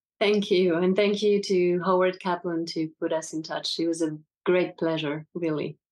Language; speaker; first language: English; non-native, fluent; French